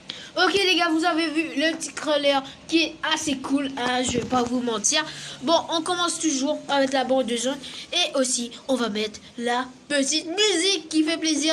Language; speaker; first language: French; native; French